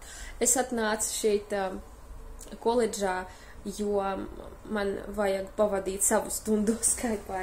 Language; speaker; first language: Latvian; non-native, fluent; Russian